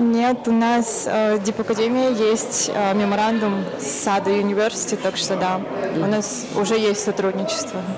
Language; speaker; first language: Russian; non-native, fluent; Kyrgyz